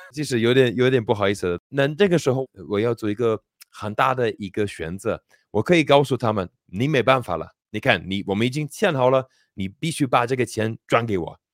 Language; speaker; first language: Chinese; non-native, fluent; English